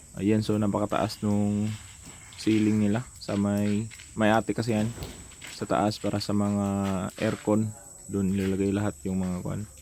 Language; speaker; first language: Filipino; non-native, local second language; Cebuano